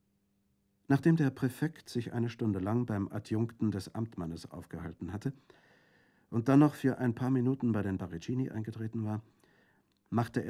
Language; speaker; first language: German; native; German